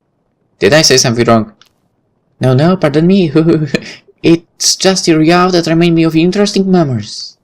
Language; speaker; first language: English; non-native, fluent; Polish